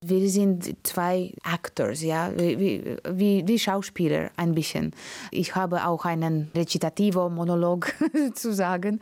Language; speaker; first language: German; non-native, learner; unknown